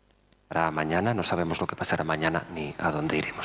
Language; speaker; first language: Spanish; native; Spanish